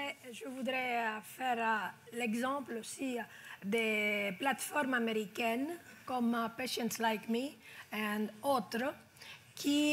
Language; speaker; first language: French; non-native, fluent; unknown